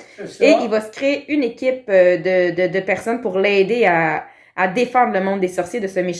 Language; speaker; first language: French; native; French